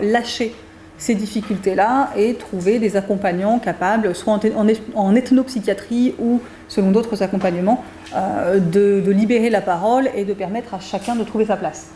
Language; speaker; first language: French; native; French